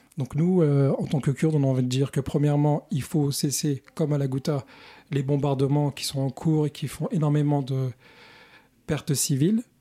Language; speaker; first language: French; early bilingual, other home language; Kurdish